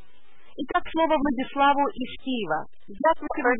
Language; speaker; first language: Russian; native; Russian